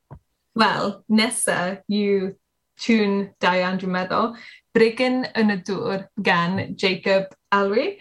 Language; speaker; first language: Welsh; non-native, learner; English